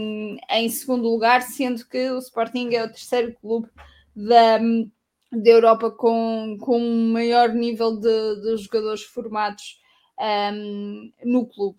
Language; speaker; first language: Portuguese; native; Portuguese